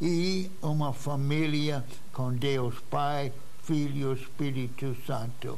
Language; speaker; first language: Portuguese; non-native, fluent; English